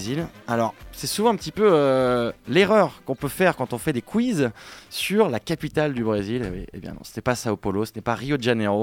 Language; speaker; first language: French; native; French